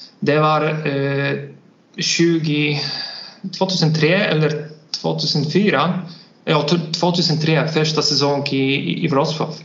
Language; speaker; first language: Swedish; non-native, learner; Polish